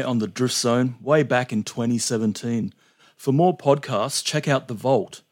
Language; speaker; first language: English; native; English